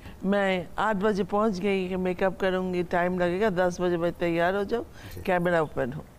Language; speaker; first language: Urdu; non-native, fluent; Bangla